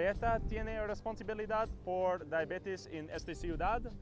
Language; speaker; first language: Spanish; non-native, learner; English